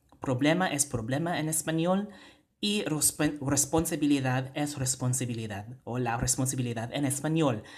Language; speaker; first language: Spanish; non-native, fluent; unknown